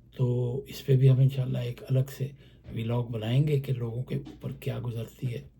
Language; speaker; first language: Urdu; native; Urdu